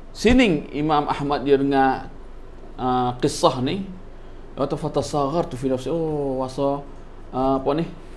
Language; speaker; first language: Malay; native; Malay